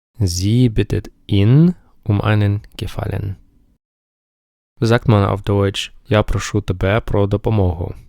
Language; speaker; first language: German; non-native, fluent; Ukrainian